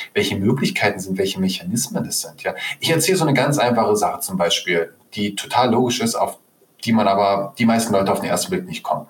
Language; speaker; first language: German; native; German